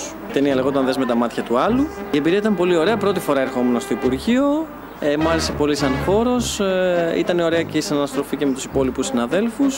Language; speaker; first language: Greek; native; Greek